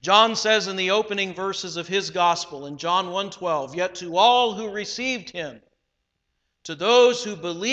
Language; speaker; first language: English; native; English